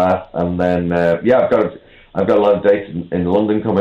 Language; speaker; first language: English; native; English